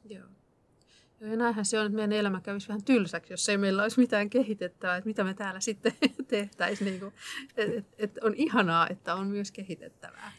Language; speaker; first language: Finnish; native; Finnish